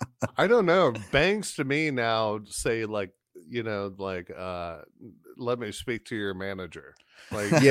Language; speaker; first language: English; native; English